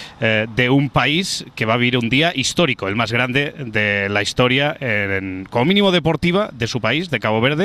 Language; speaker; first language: Spanish; native; Spanish